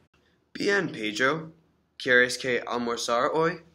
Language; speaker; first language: Spanish; non-native, learner; English